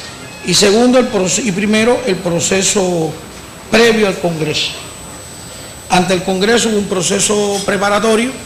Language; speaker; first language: Spanish; native; Spanish